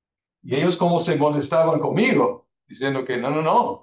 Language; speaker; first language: Spanish; non-native, fluent; English